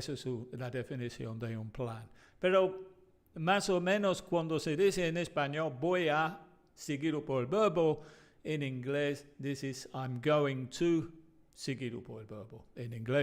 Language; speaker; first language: Spanish; non-native, fluent; English